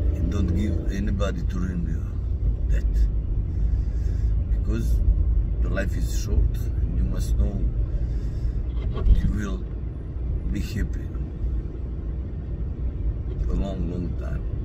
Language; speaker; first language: English; non-native, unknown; Croatian